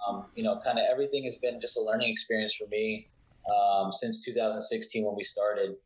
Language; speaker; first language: English; early bilingual, other home language; Italian